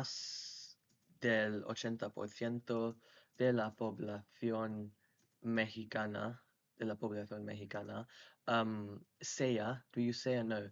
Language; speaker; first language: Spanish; non-native, learner; English